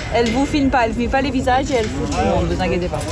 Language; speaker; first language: French; native; French